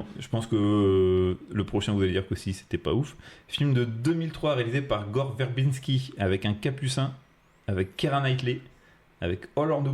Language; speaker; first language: French; native; French